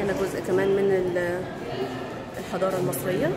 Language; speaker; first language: Arabic; native; Arabic